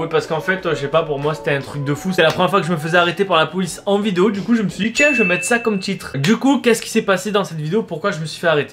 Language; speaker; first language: French; native; French